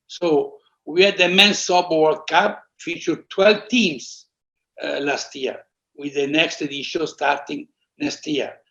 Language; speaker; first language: English; non-native, fluent; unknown